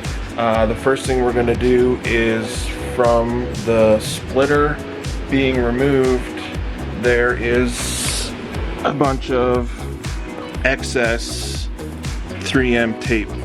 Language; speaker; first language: English; native; English